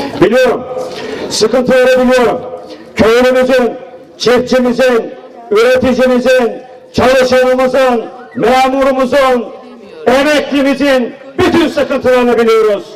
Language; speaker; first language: Turkish; native; Turkish